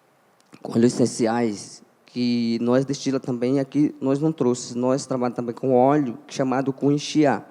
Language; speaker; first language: Portuguese; non-native, local second language; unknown